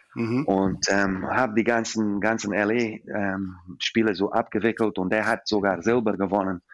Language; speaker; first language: German; non-native, fluent; English